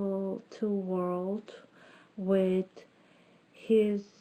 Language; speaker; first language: English; non-native, learner; Turkish